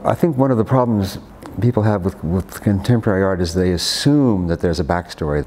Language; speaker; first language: English; native; English